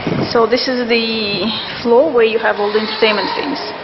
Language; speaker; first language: English; non-native, fluent; Russian